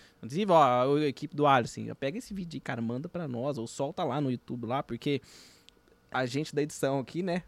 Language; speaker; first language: Portuguese; native; Portuguese